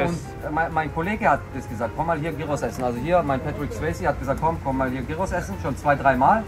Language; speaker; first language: German; native; German